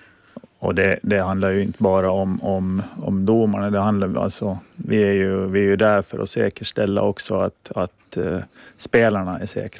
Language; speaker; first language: Swedish; native; Swedish